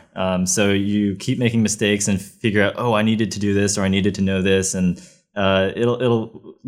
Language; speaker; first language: English; native; English